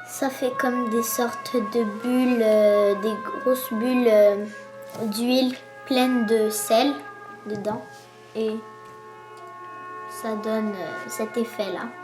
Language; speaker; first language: French; native; French